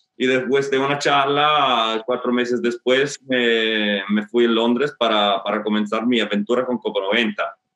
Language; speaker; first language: Spanish; non-native, fluent; English